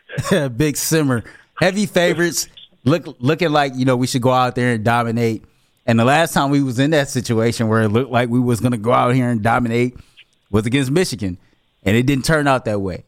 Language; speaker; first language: English; native; English